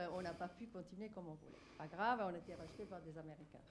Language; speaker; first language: French; non-native, fluent; English